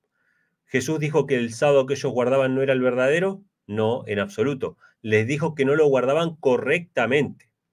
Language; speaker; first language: Spanish; native; Spanish